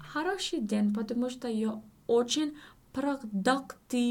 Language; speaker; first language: Russian; non-native, learner; English